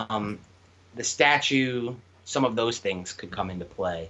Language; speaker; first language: English; native; English